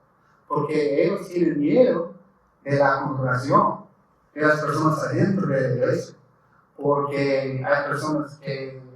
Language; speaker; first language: Spanish; non-native, learner; English